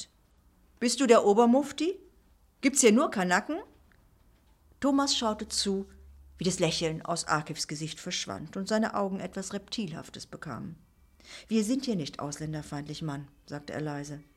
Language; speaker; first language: German; native; German